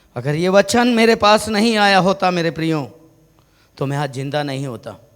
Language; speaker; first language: Hindi; non-native, local second language; Malayalam